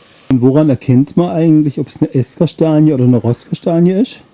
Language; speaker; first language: German; native; German